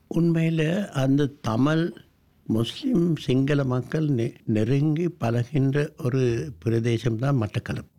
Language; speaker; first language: Tamil; non-native, local second language; Sinhala